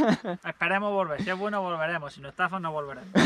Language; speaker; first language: Spanish; native; Spanish